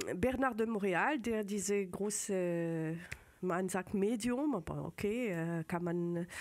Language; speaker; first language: German; non-native, fluent; French